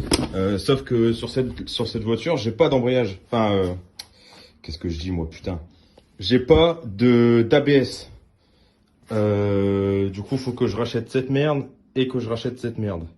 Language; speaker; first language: French; native; French